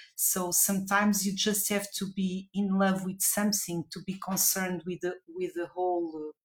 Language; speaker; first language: English; non-native, fluent; Portuguese